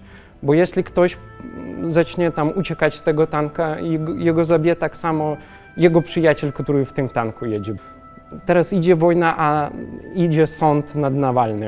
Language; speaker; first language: Polish; non-native, learner; Russian